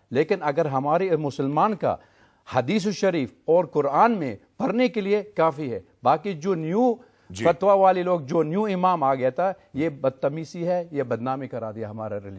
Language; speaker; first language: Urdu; non-native, learner; Arabic